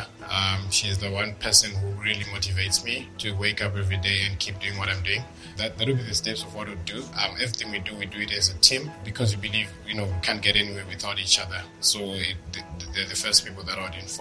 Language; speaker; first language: English; non-native, local second language; Shona